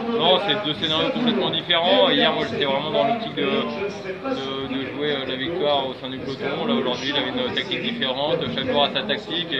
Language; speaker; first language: French; native; French